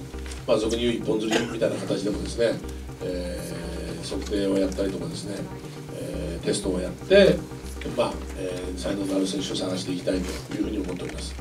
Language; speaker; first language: Japanese; native; Japanese